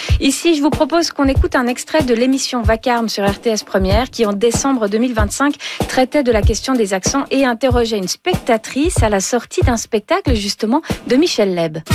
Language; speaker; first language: French; native; French